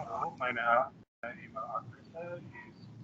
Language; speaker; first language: German; non-native, learner; Indonesian